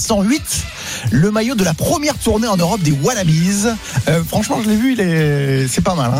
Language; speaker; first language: French; native; French